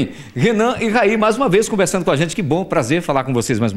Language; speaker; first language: Portuguese; native; Portuguese